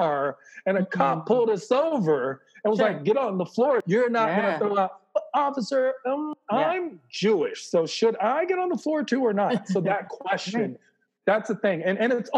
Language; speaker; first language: English; native; English